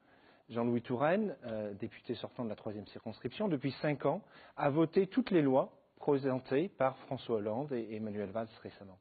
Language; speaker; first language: French; native; French